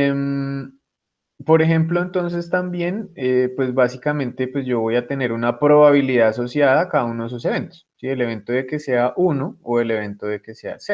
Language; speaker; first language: Spanish; native; Spanish